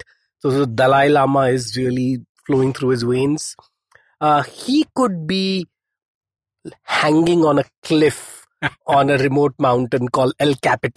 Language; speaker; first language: English; non-native, local second language; Hindi